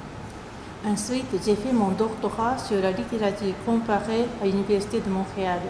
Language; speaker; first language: French; non-native, fluent; Japanese